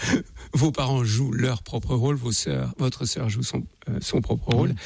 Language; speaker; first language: French; native; French